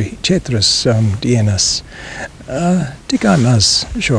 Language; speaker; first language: Latvian; non-native, learner; English